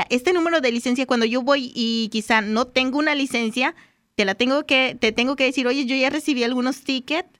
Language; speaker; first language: Spanish; native; Spanish